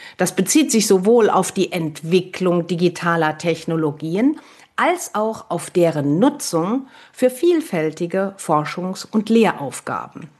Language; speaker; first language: German; native; German